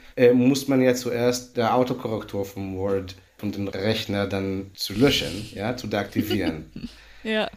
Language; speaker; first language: German; non-native, fluent; Hebrew